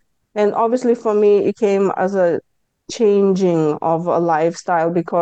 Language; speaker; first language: English; non-native, fluent; Lithuanian